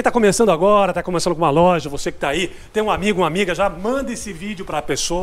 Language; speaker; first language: Portuguese; native; Portuguese